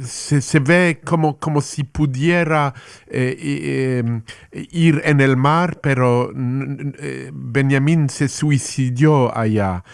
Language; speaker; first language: Spanish; non-native, learner; English